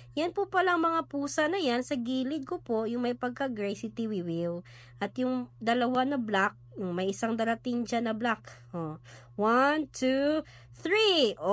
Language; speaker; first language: Filipino; non-native, local second language; Cebuano